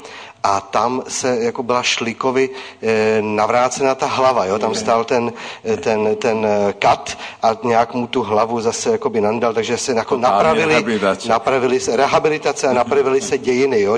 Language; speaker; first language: Czech; native; Czech